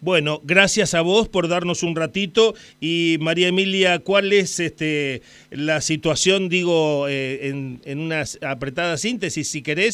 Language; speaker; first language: Spanish; native; Spanish